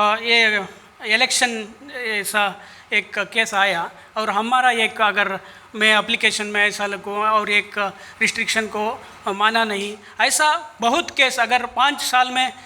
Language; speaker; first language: Hindi; non-native, local second language; Kannada